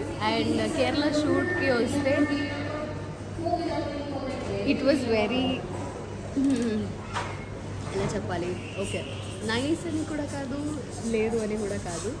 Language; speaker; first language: Telugu; native; Telugu